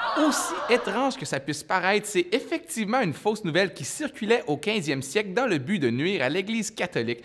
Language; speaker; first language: French; native; French